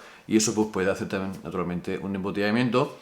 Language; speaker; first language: Spanish; native; Spanish